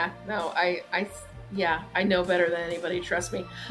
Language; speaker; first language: English; native; English